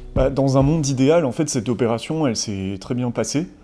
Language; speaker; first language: French; native; French